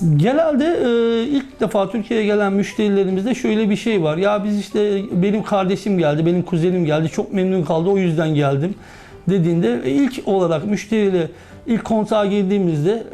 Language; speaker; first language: Turkish; native; Turkish